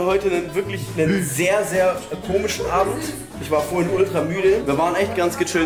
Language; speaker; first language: German; native; German